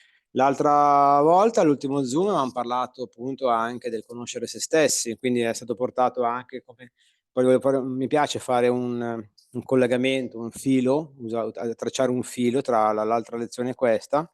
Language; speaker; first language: Italian; native; Italian